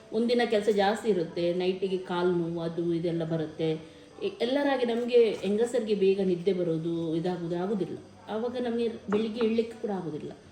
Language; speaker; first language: Kannada; native; Kannada